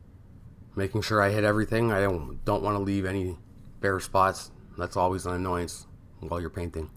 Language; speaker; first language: English; native; English